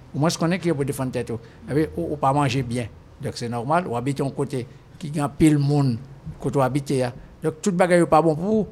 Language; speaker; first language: French; non-native, local second language; Haitian Creole